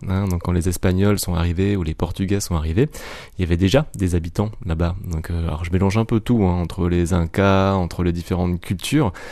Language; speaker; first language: French; native; French